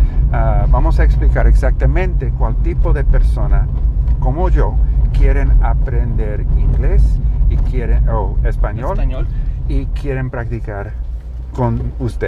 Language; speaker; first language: Spanish; non-native, learner; English